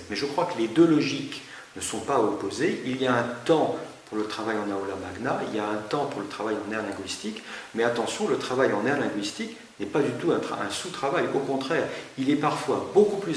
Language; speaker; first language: French; native; French